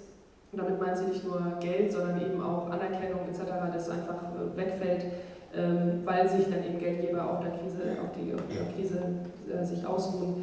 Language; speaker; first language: German; native; German